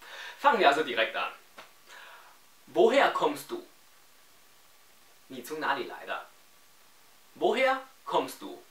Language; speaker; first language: German; non-native, fluent; Chinese